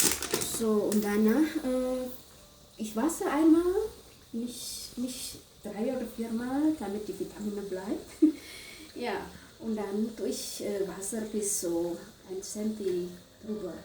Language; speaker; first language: German; non-native, fluent; Javanese